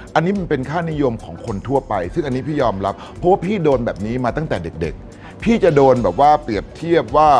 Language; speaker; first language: Thai; native; Thai